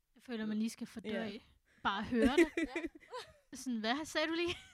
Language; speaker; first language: Danish; early bilingual, other home language; Urdu